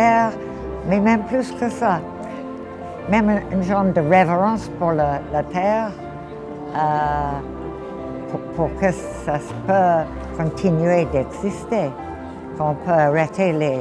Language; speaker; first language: French; non-native, fluent; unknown